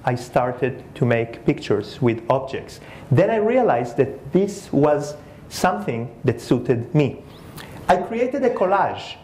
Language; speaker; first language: English; early bilingual, other home language; Spanish